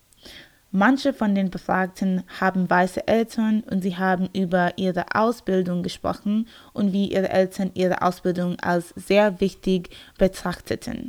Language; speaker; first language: German; non-native, learner; English